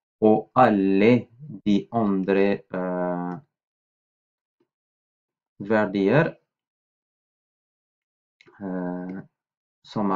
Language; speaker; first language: Norwegian; non-native, fluent; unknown